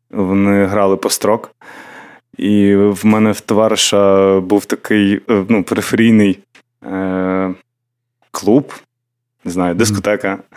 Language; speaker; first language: Ukrainian; native; Ukrainian